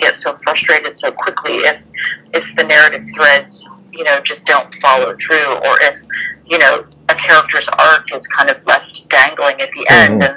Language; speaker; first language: English; native; English